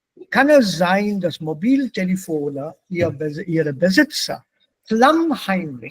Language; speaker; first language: German; non-native, fluent; Hindi